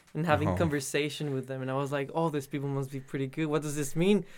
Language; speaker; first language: English; non-native, fluent; Spanish